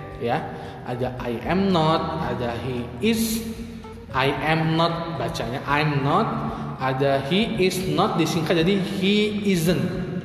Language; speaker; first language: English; non-native, fluent; Indonesian